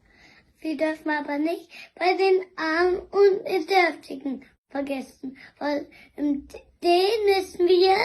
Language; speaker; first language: German; early bilingual, other home language; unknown